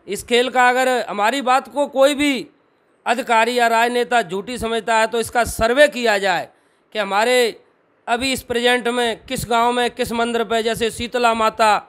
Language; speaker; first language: Hindi; native; Hindi